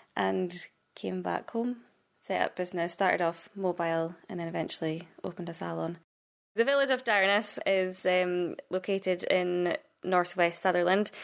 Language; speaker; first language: English; native; English